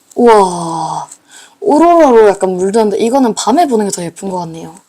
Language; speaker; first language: Korean; native; Korean